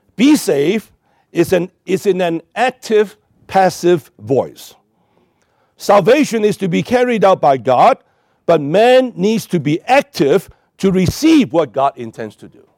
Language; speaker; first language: English; non-native, local second language; Cantonese